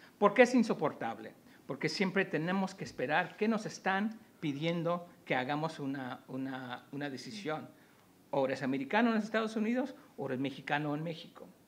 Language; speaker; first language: Spanish; early bilingual, heritage; Spanish